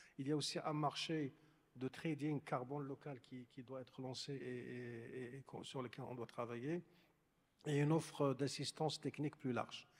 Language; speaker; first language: French; non-native, local second language; Arabic